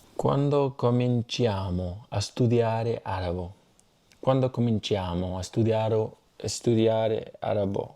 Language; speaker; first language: Italian; non-native, learner; English